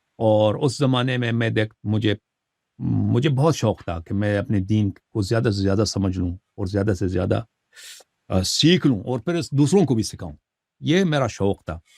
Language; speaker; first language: Urdu; early bilingual, heritage; Urdu